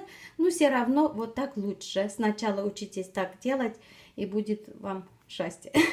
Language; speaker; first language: Russian; non-native, fluent; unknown